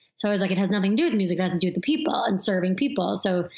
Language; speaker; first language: English; native; English